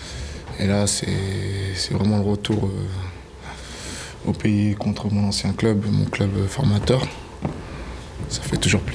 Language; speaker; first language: French; native; French